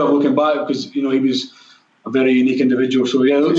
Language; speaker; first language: English; native; English